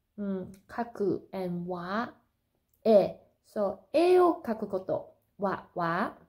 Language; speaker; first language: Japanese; non-native, fluent; Cantonese